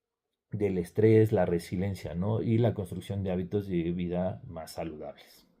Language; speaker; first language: Spanish; native; Spanish